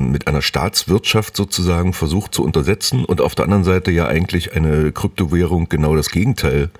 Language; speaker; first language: German; native; German